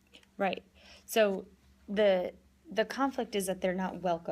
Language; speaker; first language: English; native; English